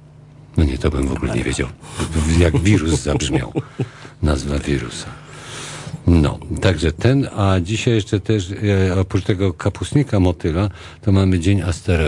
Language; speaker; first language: Polish; native; Polish